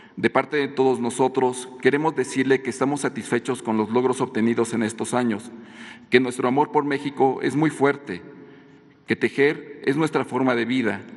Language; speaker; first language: Spanish; native; Spanish